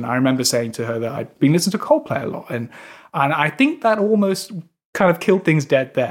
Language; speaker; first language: English; native; English